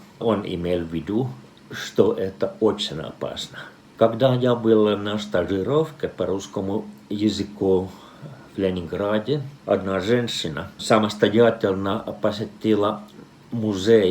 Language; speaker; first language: Russian; non-native, fluent; Finnish